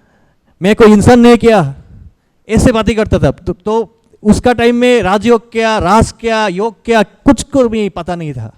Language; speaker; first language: Hindi; non-native, learner; Bangla